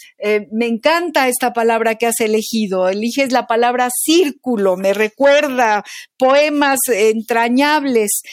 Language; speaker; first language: Spanish; native; Spanish